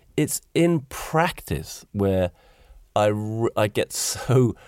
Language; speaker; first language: English; native; English